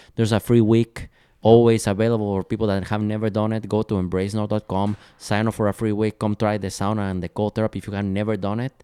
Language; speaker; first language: English; non-native, fluent; Spanish